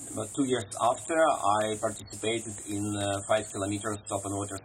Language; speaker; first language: English; non-native, fluent; Russian